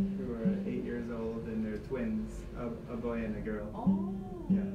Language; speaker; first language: English; native; English